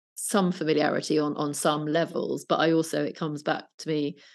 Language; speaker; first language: English; native; English